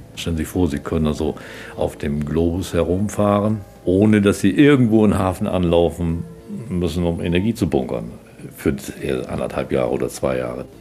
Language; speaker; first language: German; native; German